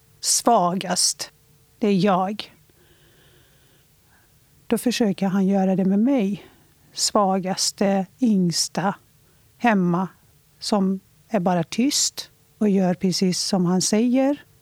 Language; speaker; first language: Swedish; non-native, fluent; Persian